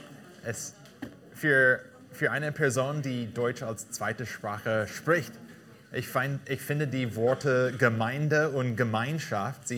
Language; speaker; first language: German; non-native, fluent; English